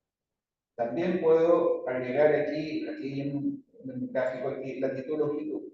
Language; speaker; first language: Spanish; native; Spanish